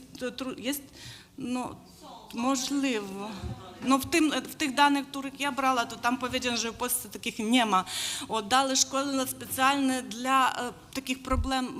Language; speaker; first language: Polish; non-native, learner; Ukrainian